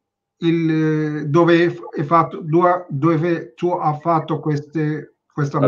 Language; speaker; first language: Italian; non-native, learner; Turkish